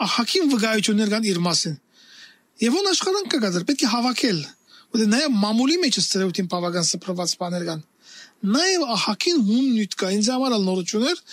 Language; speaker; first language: Armenian; native; Armenian